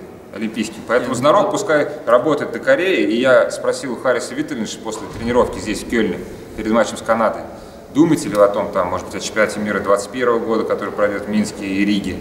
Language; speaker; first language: Russian; native; Russian